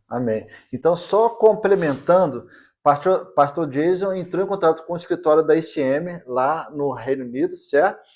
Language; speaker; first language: Portuguese; native; Portuguese